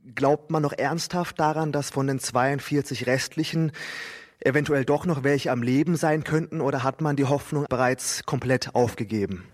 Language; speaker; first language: German; native; German